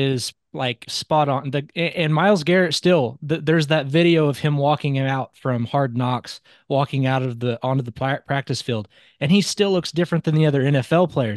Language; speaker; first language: English; native; English